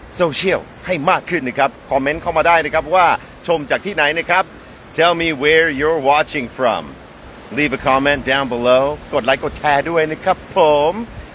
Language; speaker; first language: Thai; non-native, fluent; English